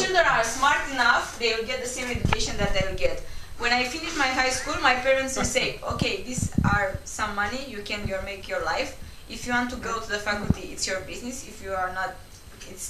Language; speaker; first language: English; non-native, local second language; Romanian